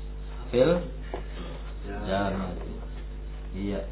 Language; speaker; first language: Arabic; non-native, fluent; Indonesian